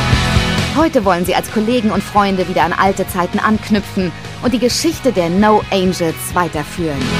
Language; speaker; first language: German; native; German